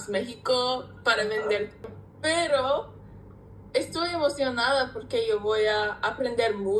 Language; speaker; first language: Spanish; non-native, learner; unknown